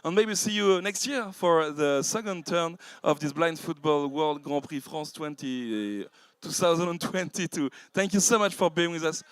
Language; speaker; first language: English; non-native, fluent; French